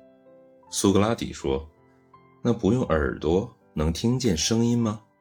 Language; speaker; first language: Chinese; native; Chinese